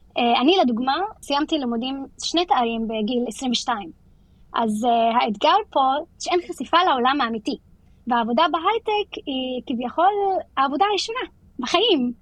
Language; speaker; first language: Hebrew; non-native, local second language; Arabic